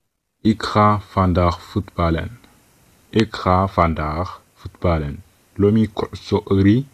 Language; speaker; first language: Dutch; non-native, fluent; Tigrinya